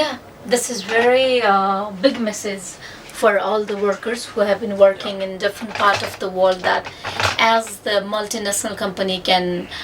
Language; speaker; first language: English; non-native, fluent; Nepali